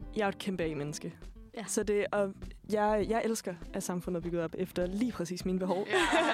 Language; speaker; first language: Danish; native; Danish